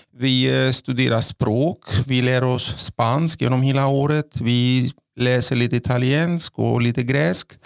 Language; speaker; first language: Norwegian; non-native, fluent; Greek